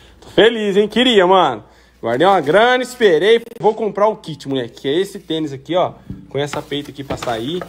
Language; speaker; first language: Portuguese; native; Portuguese